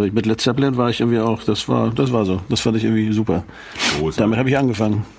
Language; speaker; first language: German; native; German